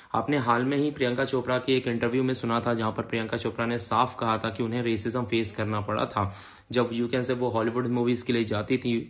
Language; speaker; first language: Hindi; native; Hindi